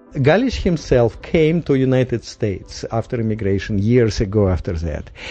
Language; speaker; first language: English; non-native, fluent; Russian